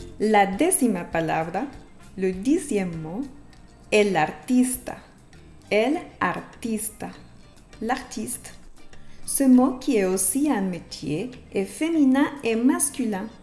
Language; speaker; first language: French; non-native, fluent; Spanish